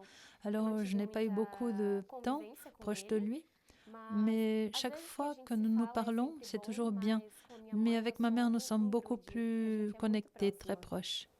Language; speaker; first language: French; non-native, fluent; Portuguese